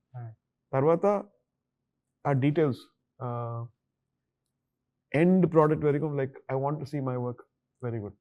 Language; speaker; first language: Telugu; non-native, learner; Tamil